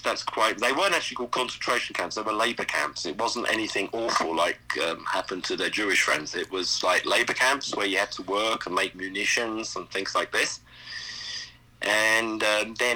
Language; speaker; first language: English; native; English